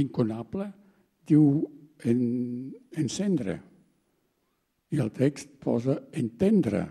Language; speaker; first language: Catalan; non-native, fluent; German